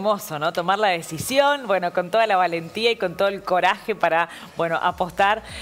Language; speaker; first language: Spanish; native; Spanish